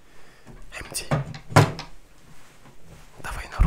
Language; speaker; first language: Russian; non-native, learner; French